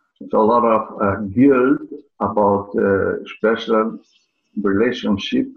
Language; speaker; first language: English; non-native, learner; Portuguese